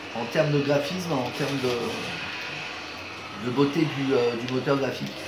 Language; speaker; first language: French; native; French